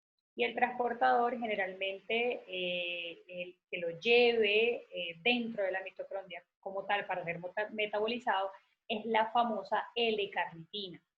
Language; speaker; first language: Spanish; native; Spanish